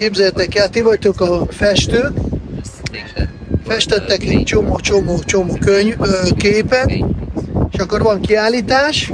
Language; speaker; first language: Hungarian; non-native, fluent; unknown